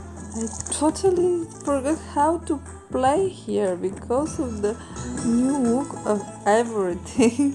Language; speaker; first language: English; non-native, fluent; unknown